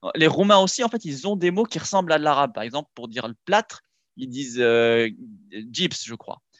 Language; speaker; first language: French; non-native, local second language; Arabic